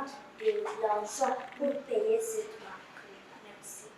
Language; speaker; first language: French; non-native, learner; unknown